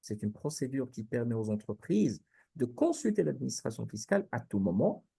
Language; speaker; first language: French; non-native, local second language; Arabic